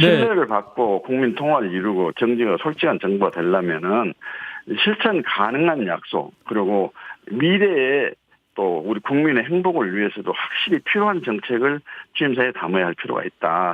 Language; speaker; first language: Korean; native; Korean